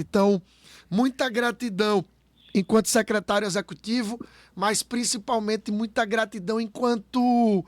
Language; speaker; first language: Portuguese; native; Portuguese